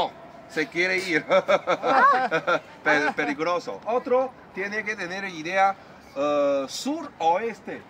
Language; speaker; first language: Spanish; non-native, learner; Chinese